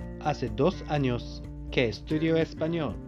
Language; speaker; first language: Spanish; non-native, fluent; Japanese